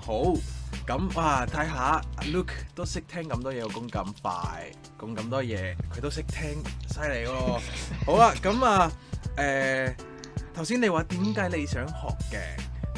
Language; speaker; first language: Cantonese; non-native, fluent; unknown